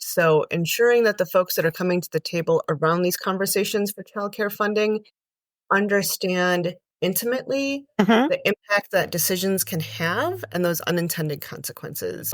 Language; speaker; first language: English; native; English